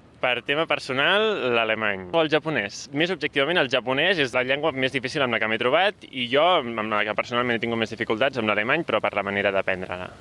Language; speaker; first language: Catalan; native; Catalan